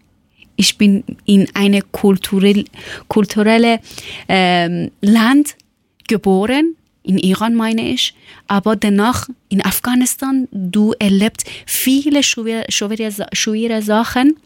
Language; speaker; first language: German; non-native, fluent; Persian